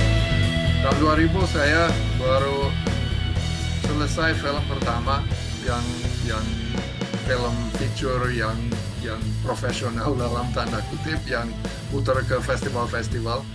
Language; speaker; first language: Indonesian; non-native, fluent; English